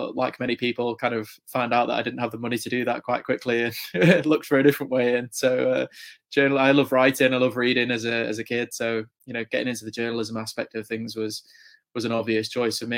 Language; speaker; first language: English; native; English